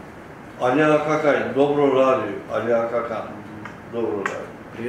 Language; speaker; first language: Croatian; early bilingual, heritage; Turkish